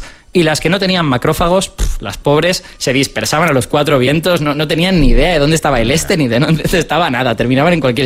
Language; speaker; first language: Spanish; native; Spanish